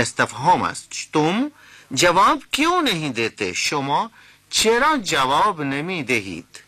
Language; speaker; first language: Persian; non-native, fluent; Urdu